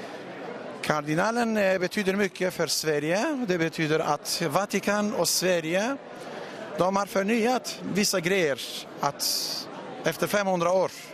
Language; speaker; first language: Swedish; non-native, fluent; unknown